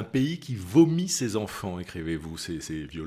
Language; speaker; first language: French; native; French